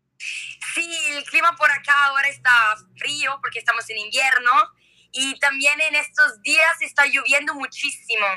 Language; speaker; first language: Spanish; non-native, learner; Italian